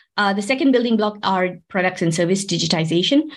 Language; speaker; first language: English; non-native, local second language; Tamil